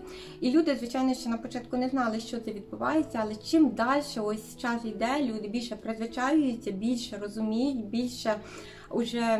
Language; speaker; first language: Ukrainian; native; Ukrainian